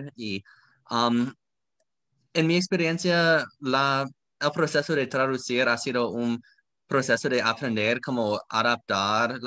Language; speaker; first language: Spanish; non-native, fluent; English